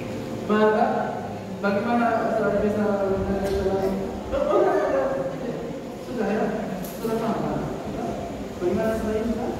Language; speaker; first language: Indonesian; non-native, learner; Arabic